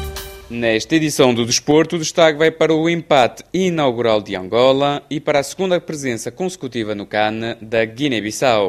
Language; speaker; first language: Portuguese; native; Portuguese